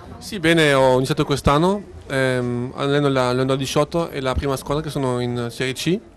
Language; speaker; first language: Italian; non-native, fluent; French